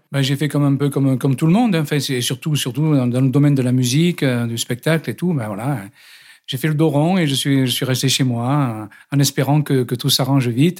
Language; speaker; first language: French; native; French